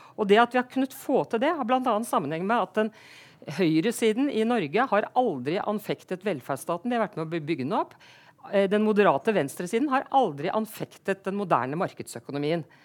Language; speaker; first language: Norwegian; native; Norwegian